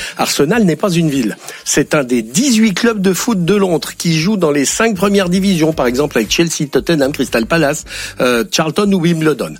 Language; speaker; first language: French; native; French